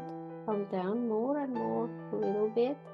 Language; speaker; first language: English; non-native, fluent; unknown